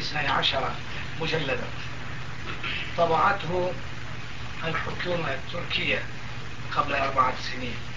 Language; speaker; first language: Arabic; non-native, fluent; Turkish